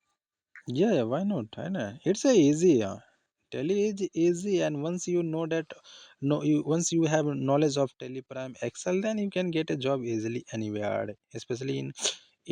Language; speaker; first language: English; non-native, learner; Hindi